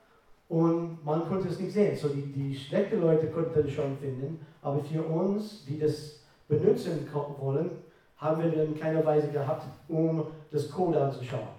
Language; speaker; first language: German; non-native, fluent; English